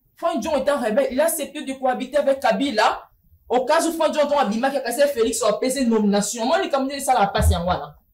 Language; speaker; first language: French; non-native, local second language; Lingala